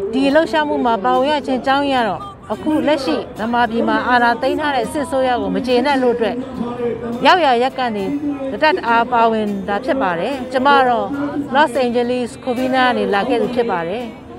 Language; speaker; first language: Burmese; native; Burmese